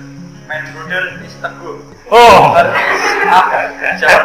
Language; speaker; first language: German; non-native, learner; Indonesian